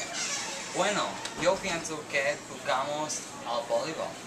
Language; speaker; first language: Spanish; non-native, learner; English